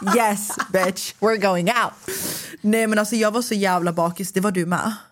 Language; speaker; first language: Swedish; native; Swedish